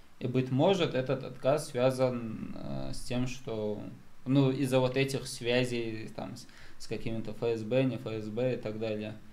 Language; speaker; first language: Russian; non-native, local second language; Chechen